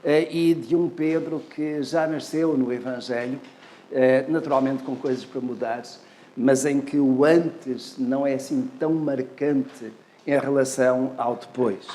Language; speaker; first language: Portuguese; native; Portuguese